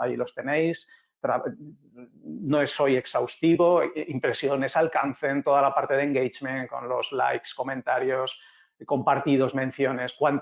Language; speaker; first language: Spanish; native; Spanish